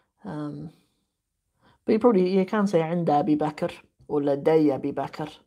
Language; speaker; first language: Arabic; non-native, fluent; English